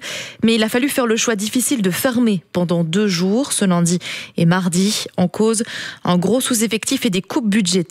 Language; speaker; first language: French; native; French